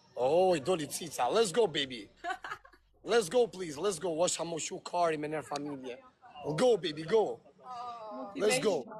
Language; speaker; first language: English; non-native, learner; Albanian